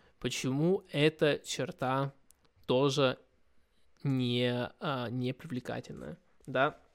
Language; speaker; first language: Russian; early bilingual, heritage; Russian